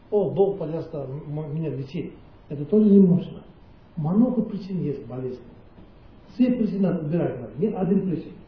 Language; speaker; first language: Russian; non-native, learner; Tibetan